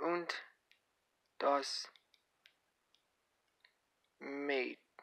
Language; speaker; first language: German; non-native, learner; English